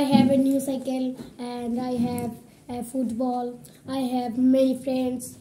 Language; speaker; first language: English; non-native, learner; Bangla